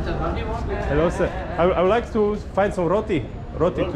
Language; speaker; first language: English; non-native, learner; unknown